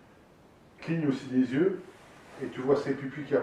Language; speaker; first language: French; native; French